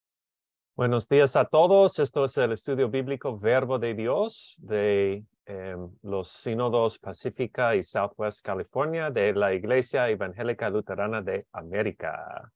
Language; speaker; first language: Spanish; non-native, learner; English